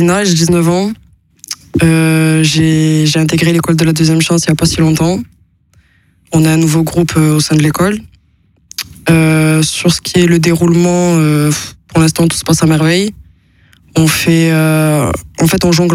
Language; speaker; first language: French; native; French